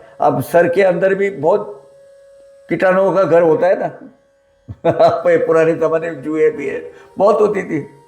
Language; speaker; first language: Hindi; non-native, local second language; Marathi